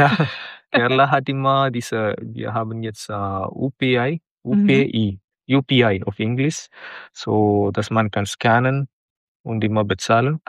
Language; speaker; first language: German; non-native, learner; Malayalam